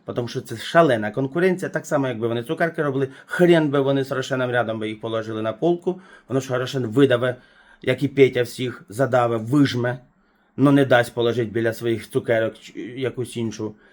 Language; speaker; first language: Ukrainian; native; Ukrainian